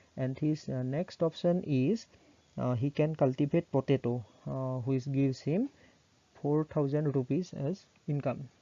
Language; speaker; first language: English; non-native, local second language; Assamese